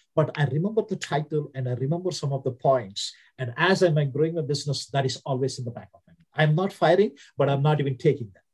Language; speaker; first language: English; non-native, local second language; Telugu